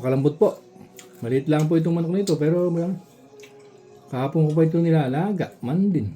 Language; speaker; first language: Filipino; native; Filipino